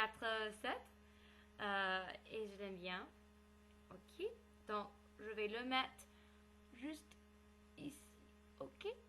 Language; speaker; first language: French; non-native, learner; English